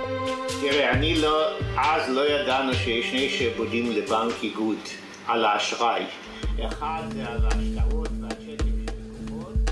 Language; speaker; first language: Hebrew; non-native, fluent; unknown